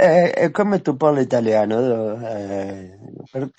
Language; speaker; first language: Italian; non-native, learner; Spanish